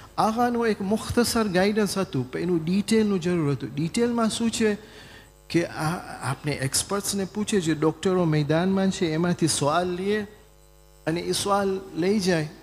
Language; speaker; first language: Gujarati; early bilingual, heritage; Gujarati